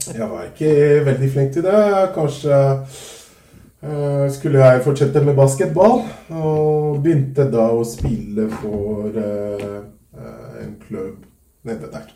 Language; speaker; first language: Norwegian; non-native, fluent; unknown